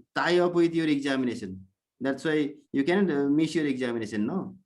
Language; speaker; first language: English; non-native, local second language; Nepali